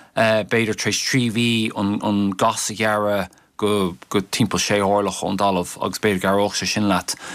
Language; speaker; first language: Irish; native; Irish